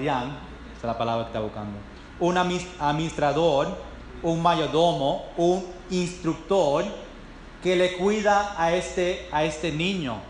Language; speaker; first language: Spanish; non-native, fluent; English